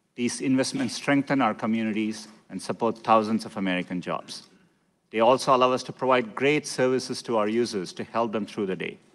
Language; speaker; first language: English; non-native, local second language; Tamil